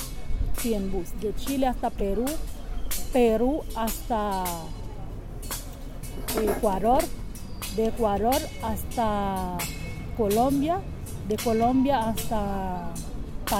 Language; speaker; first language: Spanish; non-native, learner; Haitian Creole